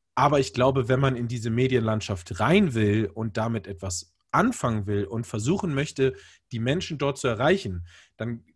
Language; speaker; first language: German; native; German